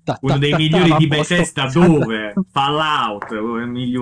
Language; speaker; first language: Italian; native; Italian